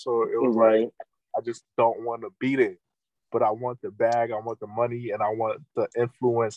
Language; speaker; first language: English; non-native, fluent; Haitian Creole